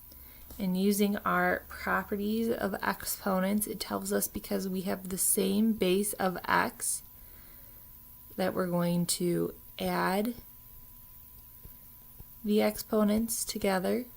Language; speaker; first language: English; native; English